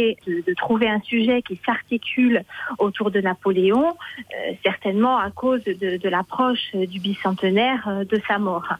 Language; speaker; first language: French; native; French